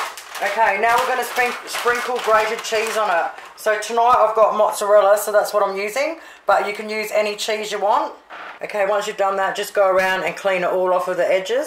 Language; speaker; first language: English; native; English